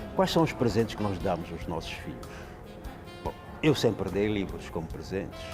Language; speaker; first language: Portuguese; non-native, local second language; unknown